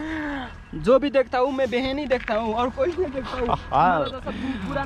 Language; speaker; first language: Hindi; non-native, learner; Nepali